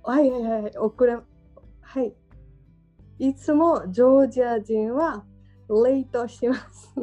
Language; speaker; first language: Japanese; non-native, learner; Georgian